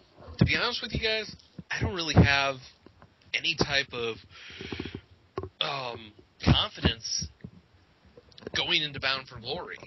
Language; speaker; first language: English; native; English